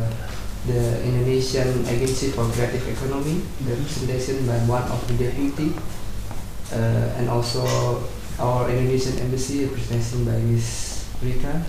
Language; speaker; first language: English; non-native, learner; Indonesian